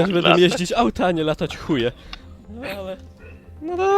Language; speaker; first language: Polish; native; Polish